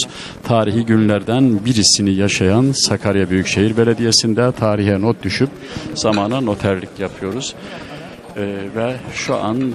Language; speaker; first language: Turkish; native; Turkish